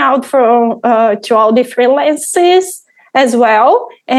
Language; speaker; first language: English; non-native, fluent; Portuguese